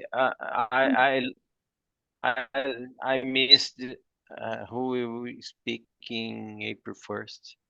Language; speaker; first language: English; non-native, fluent; Portuguese